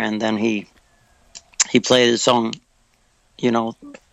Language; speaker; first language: English; non-native, fluent; Swedish